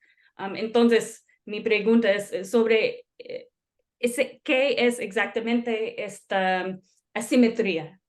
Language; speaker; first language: Spanish; non-native, fluent; English